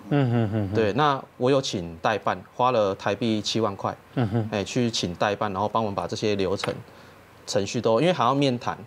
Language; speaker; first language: Chinese; native; Chinese